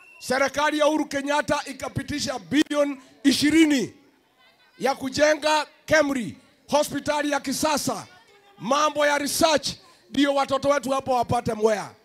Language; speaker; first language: Swahili; non-native, local second language; Kikuyu